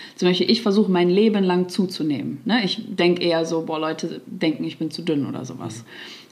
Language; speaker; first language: German; native; German